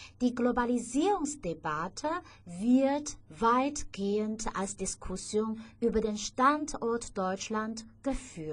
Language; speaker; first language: German; non-native, fluent; Chinese